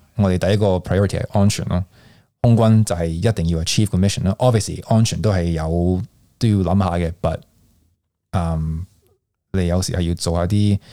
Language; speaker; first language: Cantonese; early bilingual, heritage; Cantonese